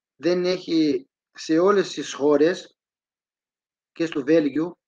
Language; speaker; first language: Greek; non-native, fluent; Portuguese